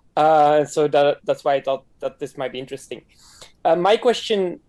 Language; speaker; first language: English; non-native, fluent; Dutch